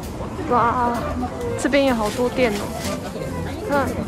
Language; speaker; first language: Chinese; early bilingual, heritage; Japanese